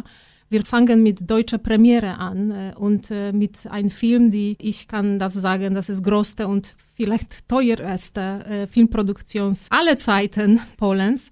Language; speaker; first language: German; non-native, fluent; Polish